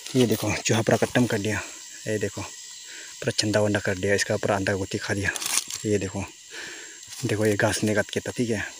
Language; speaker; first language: Hindi; non-native, local second language; Nepali